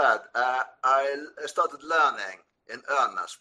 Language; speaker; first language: English; non-native, fluent; Norwegian